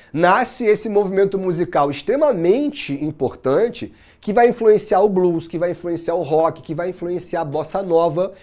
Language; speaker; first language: Portuguese; native; Portuguese